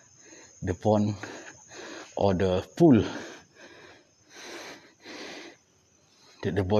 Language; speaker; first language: English; non-native, local second language; Malay